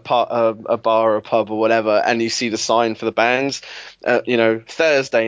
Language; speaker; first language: English; native; English